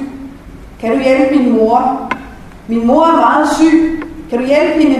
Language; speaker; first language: Danish; native; Danish